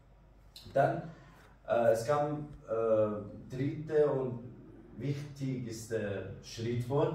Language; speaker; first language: German; non-native, learner; Kurdish